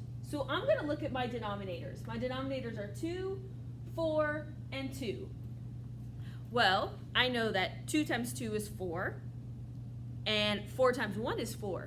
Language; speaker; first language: English; native; English